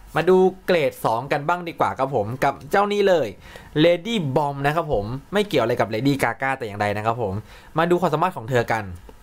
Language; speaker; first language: Thai; native; Thai